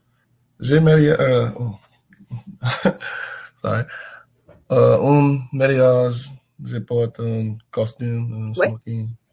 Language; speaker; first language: French; non-native, learner; English